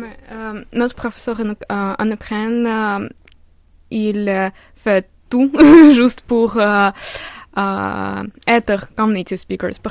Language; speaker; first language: French; non-native, learner; Ukrainian